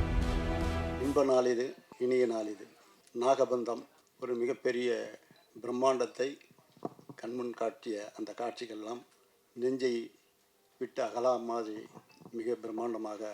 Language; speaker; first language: Tamil; native; Tamil